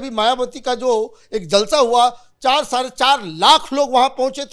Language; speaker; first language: Hindi; native; Hindi